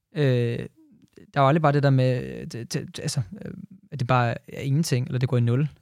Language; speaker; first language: Danish; native; Danish